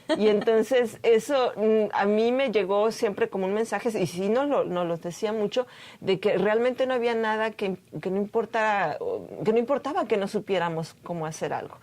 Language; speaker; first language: Spanish; native; Spanish